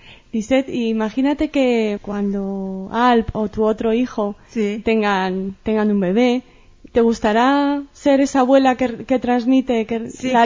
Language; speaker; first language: Spanish; native; Spanish